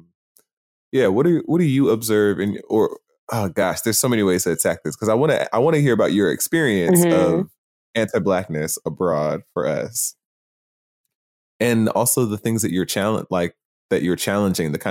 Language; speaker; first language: English; native; English